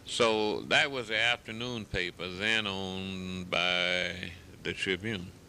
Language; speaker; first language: English; native; English